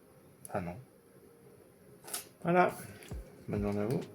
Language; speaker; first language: French; native; French